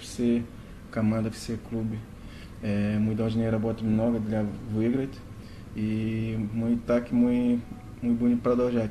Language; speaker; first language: Russian; non-native, learner; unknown